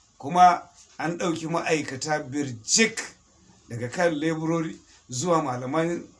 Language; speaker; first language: Hausa; native; Hausa